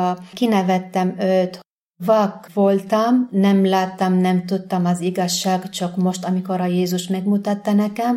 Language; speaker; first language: Hungarian; non-native, fluent; Arabic